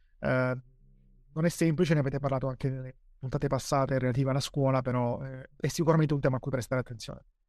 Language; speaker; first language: Italian; native; Italian